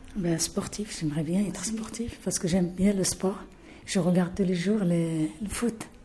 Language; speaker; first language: French; non-native, local second language; Arabic